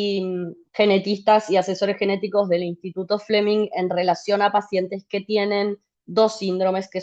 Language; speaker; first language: Spanish; native; Spanish